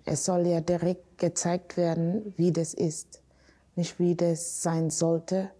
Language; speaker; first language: German; non-native, fluent; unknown